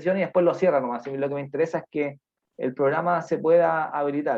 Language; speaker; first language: Spanish; native; Spanish